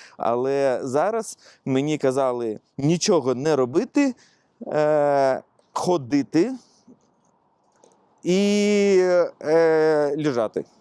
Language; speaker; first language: Ukrainian; non-native, local second language; Russian